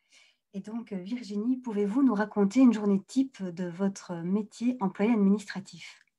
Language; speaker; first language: French; native; French